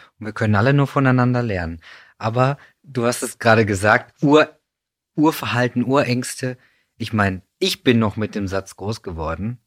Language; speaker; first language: German; native; German